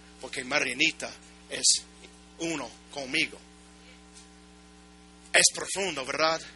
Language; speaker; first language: Spanish; non-native, learner; English